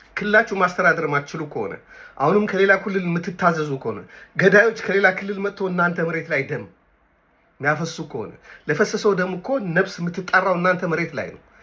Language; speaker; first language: Amharic; native; Amharic